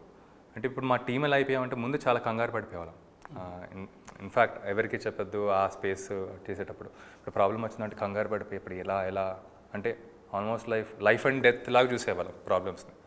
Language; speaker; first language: Telugu; native; Telugu